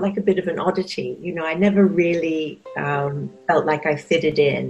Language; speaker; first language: English; native; English